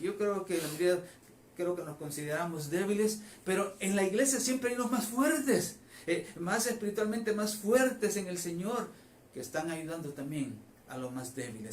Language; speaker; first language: Spanish; native; Spanish